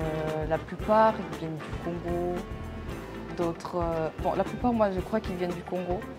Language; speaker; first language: French; non-native, local second language; Rundi